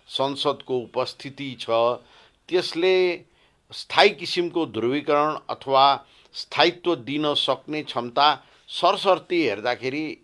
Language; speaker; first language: Nepali; non-native, local second language; Bhojpuri